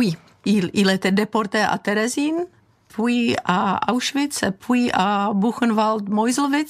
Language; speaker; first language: French; non-native, fluent; Czech